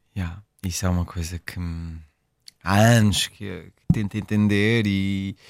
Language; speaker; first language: Portuguese; early bilingual, heritage; French